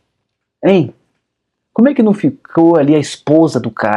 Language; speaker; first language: Portuguese; native; Portuguese